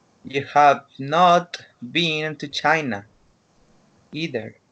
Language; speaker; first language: English; non-native, learner; Spanish